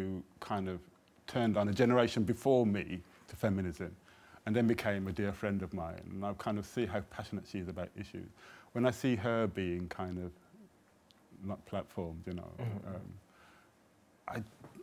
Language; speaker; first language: English; native; English